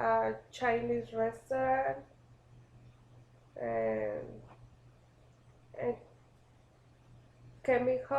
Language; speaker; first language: English; non-native, learner; Spanish